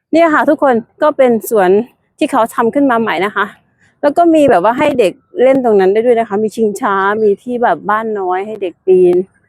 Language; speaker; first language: Thai; native; Thai